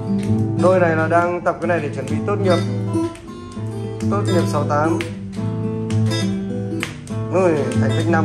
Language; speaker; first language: Vietnamese; native; Vietnamese